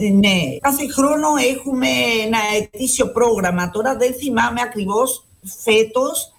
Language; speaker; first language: Greek; non-native, fluent; Spanish